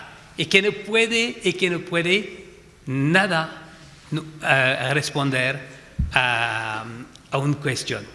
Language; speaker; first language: Spanish; non-native, fluent; French